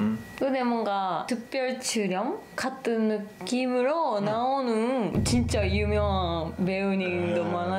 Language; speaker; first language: Korean; non-native, learner; Japanese